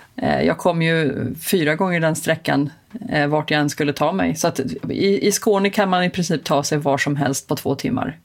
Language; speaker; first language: Swedish; native; Swedish